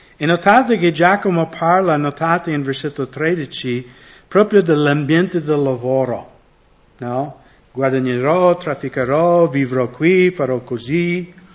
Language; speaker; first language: Italian; non-native, fluent; English